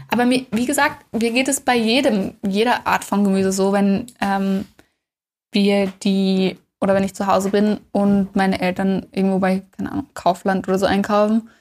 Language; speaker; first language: German; native; German